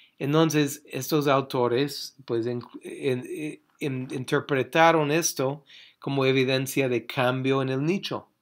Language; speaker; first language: Spanish; non-native, fluent; English